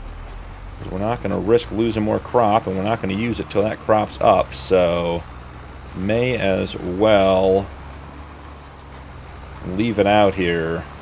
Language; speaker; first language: English; native; English